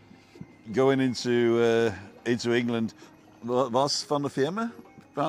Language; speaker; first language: German; non-native, learner; English